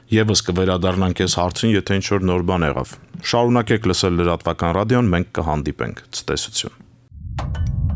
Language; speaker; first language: Armenian; native; Armenian